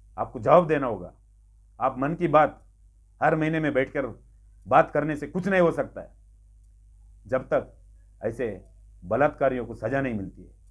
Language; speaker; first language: Hindi; non-native, local second language; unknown